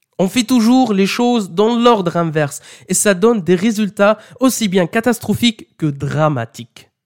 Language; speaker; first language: French; non-native, fluent; Arabic